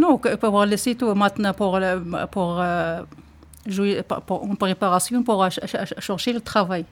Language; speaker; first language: French; non-native, learner; Arabic